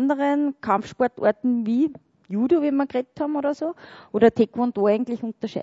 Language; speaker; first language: German; native; German